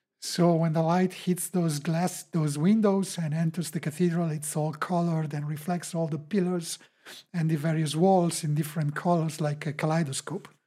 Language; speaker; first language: English; non-native, fluent; Italian